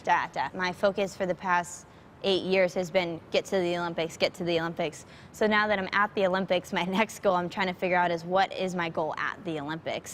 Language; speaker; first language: English; early bilingual, other home language; Thai